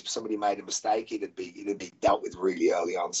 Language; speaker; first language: English; native; English